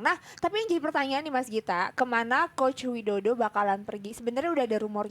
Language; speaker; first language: Indonesian; native; Indonesian